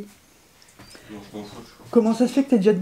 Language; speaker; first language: French; native; French